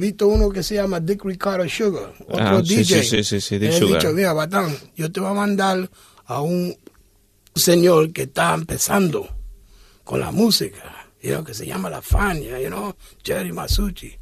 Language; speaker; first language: Spanish; early bilingual, heritage; English